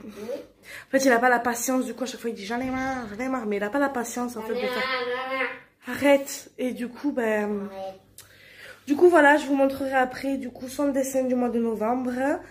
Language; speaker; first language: French; native; French